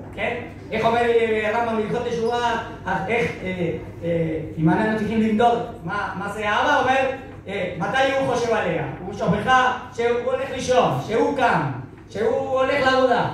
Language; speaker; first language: Hebrew; non-native, fluent; Spanish